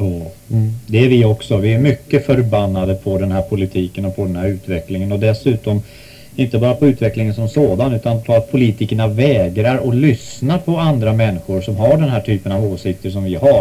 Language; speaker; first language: Swedish; native; Swedish